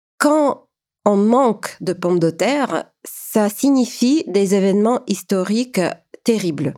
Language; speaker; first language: French; non-native, fluent; Ukrainian